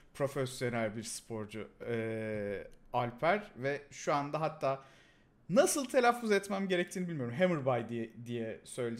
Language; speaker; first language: Turkish; native; Turkish